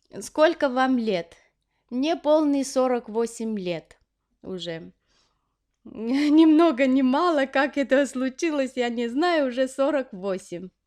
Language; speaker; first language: Russian; non-native, local second language; Armenian